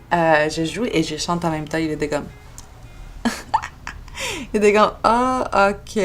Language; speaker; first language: French; non-native, fluent; Spanish